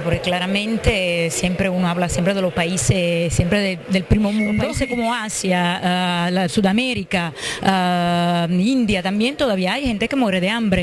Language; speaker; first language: Spanish; early bilingual, heritage; Spanish